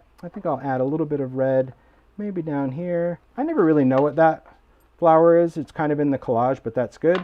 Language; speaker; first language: English; native; English